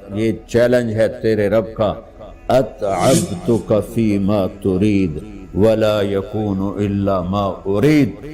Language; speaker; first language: Urdu; non-native, local second language; Punjabi